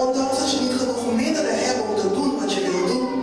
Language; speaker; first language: Dutch; non-native, local second language; Papiamento